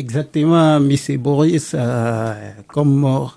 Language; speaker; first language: French; non-native, local second language; Bambara